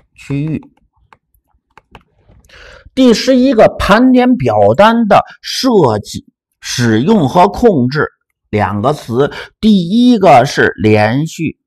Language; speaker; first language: Chinese; native; Chinese